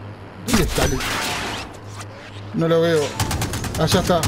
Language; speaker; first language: Spanish; native; Spanish